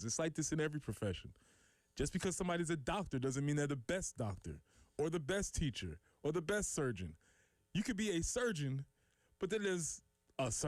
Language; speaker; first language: English; native; English